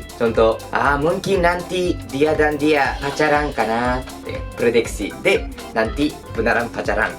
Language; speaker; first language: Indonesian; non-native, learner; Japanese